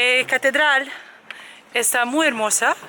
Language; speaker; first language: Spanish; non-native, learner; Serbian